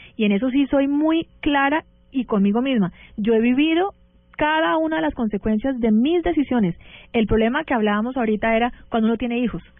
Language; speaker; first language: Spanish; early bilingual, heritage; Spanish